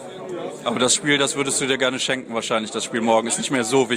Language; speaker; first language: German; native; German